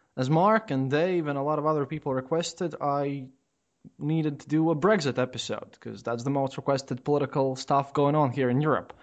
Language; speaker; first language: English; non-native, fluent; Latvian